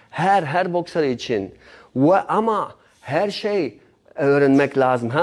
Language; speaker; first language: Turkish; non-native, learner; Polish